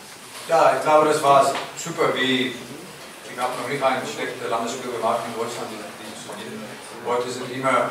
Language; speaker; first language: German; non-native, fluent; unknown